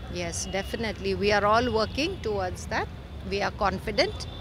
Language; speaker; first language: Hindi; non-native, local second language; Assamese